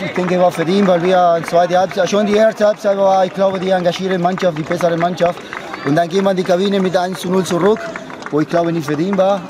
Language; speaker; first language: German; non-native, fluent; Spanish